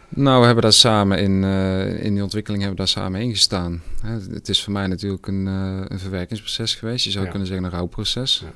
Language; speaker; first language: Dutch; native; Dutch